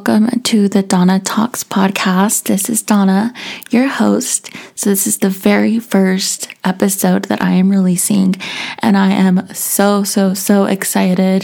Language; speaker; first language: English; native; English